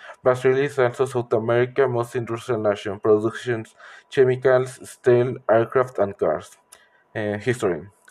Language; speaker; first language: English; non-native, learner; Spanish